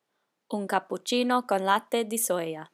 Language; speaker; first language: Italian; early bilingual, heritage; English